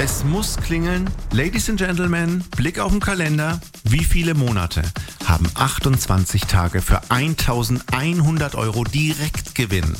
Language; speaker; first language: German; native; German